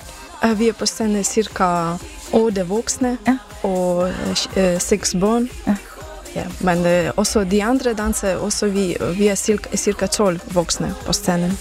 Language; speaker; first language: Danish; non-native, learner; Ukrainian